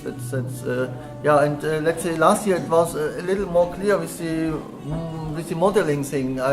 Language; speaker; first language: English; non-native, fluent; Estonian